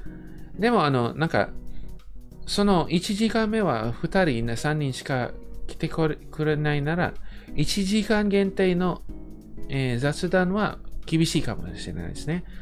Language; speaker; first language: Japanese; non-native, fluent; English